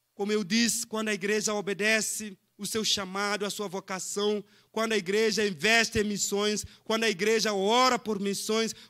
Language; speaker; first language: Portuguese; non-native, fluent; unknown